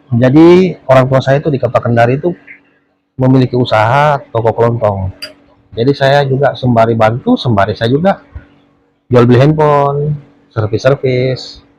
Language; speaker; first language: Indonesian; native; Indonesian